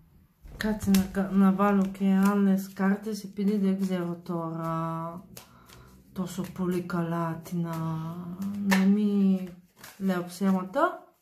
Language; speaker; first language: Greek; non-native, learner; Bulgarian